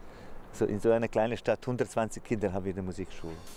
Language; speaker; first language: German; non-native, fluent; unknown